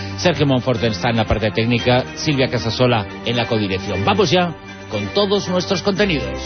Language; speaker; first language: Spanish; native; Spanish